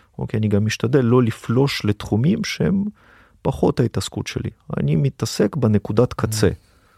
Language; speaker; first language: Hebrew; early bilingual, other home language; Russian